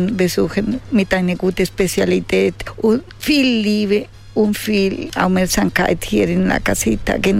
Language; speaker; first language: German; non-native, learner; Spanish